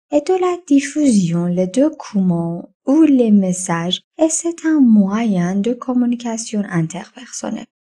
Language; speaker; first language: French; non-native, fluent; Persian